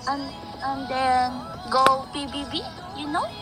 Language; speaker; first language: English; non-native, learner; Filipino